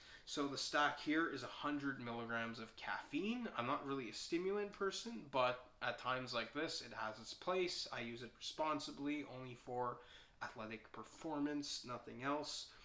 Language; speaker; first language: English; native; English